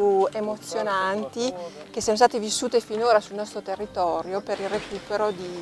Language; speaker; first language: Italian; native; Italian